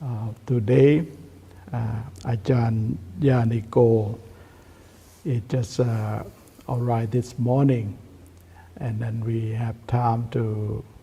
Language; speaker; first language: English; non-native, learner; Thai